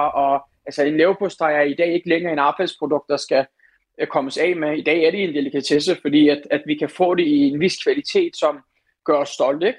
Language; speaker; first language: Danish; early bilingual, other home language; Turkish